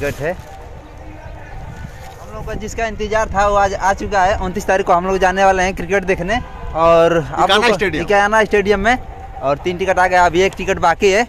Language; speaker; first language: Hindi; native; Hindi